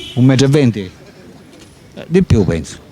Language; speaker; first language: Italian; native; Italian